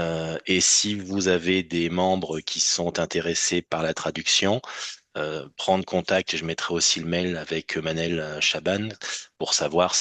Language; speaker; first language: French; native; French